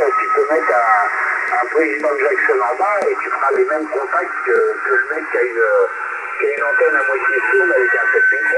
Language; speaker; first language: French; native; French